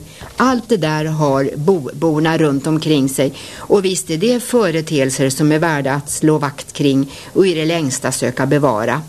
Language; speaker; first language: Swedish; native; Swedish